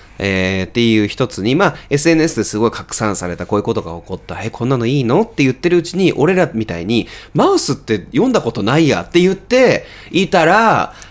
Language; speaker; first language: Japanese; early bilingual, heritage; Japanese